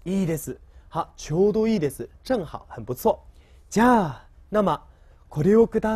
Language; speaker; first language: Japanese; non-native, fluent; Chinese